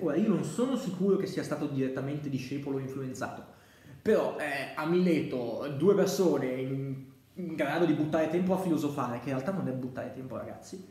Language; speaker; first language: Italian; native; Italian